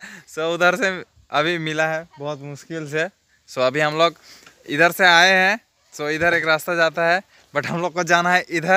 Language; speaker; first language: Hindi; non-native, local second language; Bangla